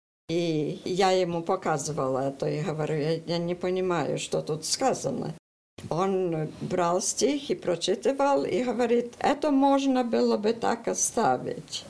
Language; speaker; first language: Russian; early bilingual, heritage; Russian